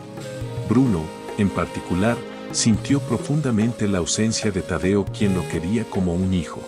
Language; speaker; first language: Spanish; native; Spanish